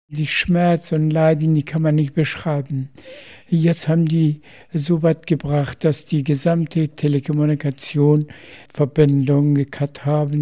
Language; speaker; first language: German; non-native, fluent; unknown